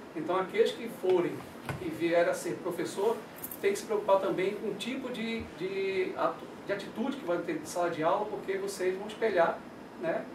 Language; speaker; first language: Portuguese; native; Portuguese